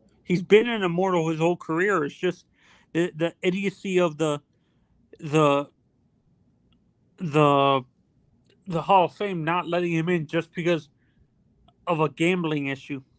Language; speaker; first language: English; native; English